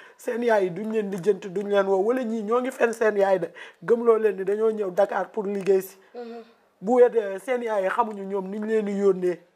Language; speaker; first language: Wolof; native; Wolof